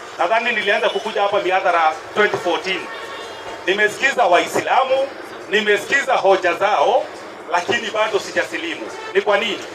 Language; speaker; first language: Swahili; non-native, local second language; Kikuyu